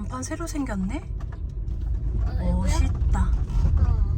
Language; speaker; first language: Korean; native; Korean